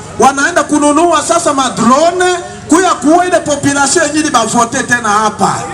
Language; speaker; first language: Swahili; native; Swahili